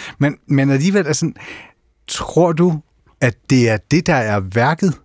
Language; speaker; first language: Danish; native; Danish